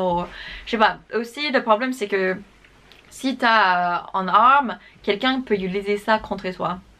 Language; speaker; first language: French; non-native, fluent; English